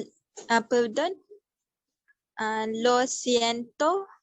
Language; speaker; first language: Spanish; non-native, learner; Malay